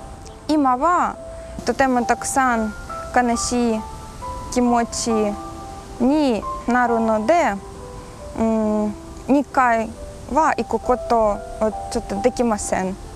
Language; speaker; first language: Japanese; non-native, learner; Ukrainian